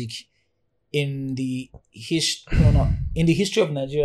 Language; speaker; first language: English; non-native, local second language; Yoruba